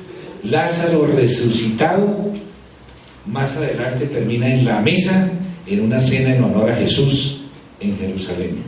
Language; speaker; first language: Spanish; native; Spanish